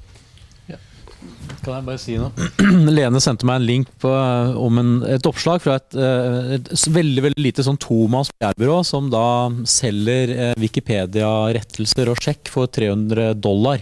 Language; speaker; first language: Norwegian; native; Norwegian